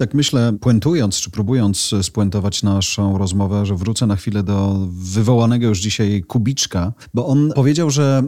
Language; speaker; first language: Polish; native; Polish